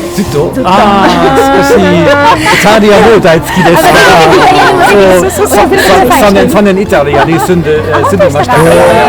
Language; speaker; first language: Japanese; non-native, learner; German